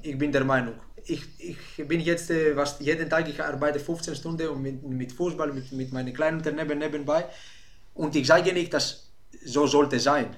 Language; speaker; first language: German; non-native, fluent; Greek